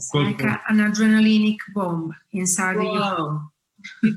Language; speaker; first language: English; non-native, fluent; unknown